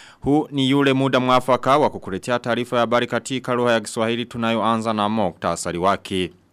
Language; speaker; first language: Swahili; non-native, local second language; Rundi